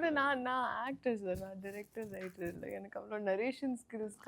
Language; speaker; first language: Tamil; non-native, learner; Telugu